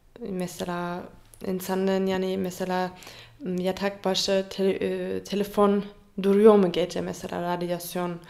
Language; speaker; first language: Turkish; non-native, fluent; German